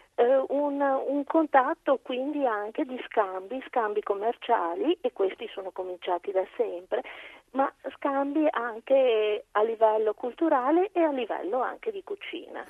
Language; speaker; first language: Italian; native; Italian